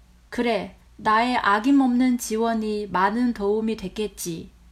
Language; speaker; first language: Korean; non-native, fluent; Chinese